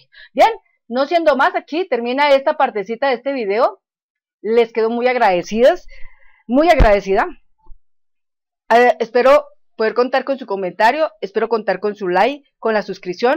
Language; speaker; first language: Spanish; native; Spanish